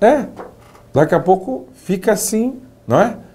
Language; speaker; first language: Portuguese; native; Portuguese